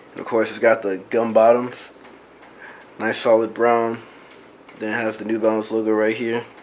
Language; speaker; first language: English; native; English